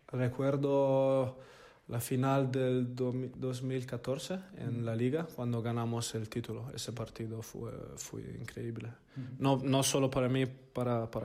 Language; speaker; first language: Spanish; non-native, fluent; Italian